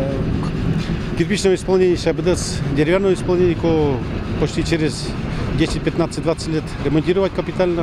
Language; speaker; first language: Russian; non-native, local second language; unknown